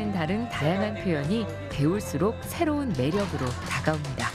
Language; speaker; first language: Korean; native; Korean